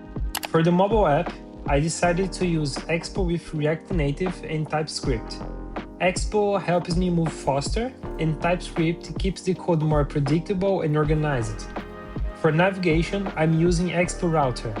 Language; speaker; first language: English; non-native, fluent; Portuguese